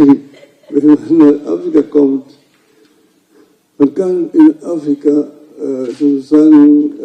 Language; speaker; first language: German; non-native, fluent; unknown